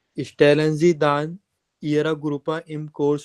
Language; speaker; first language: German; non-native, fluent; Hindi